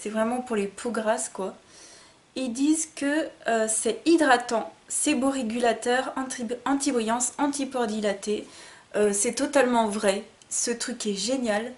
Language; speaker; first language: French; native; French